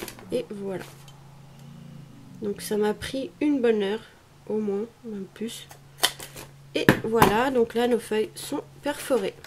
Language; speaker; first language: French; native; French